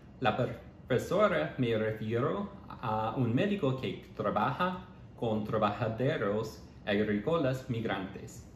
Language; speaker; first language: Spanish; non-native, fluent; English